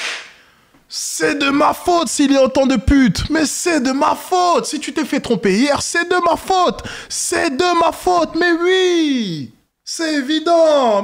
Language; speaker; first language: French; native; French